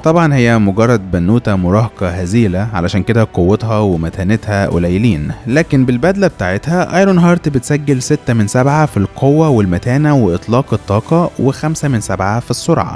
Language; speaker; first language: Arabic; native; Arabic